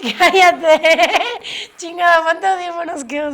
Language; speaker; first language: Spanish; native; Spanish